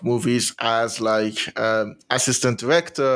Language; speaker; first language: English; non-native, fluent; Persian